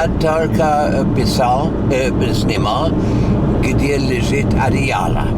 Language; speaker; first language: Russian; non-native, learner; German